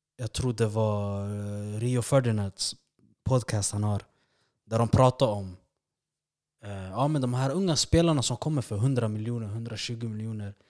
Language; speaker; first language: Swedish; early bilingual, other home language; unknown